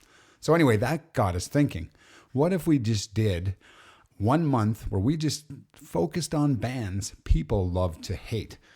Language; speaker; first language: English; native; English